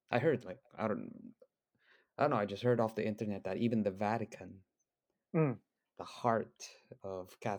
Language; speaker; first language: English; non-native, local second language; Filipino